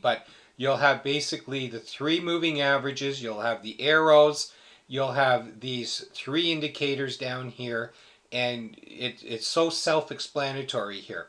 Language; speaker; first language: English; native; English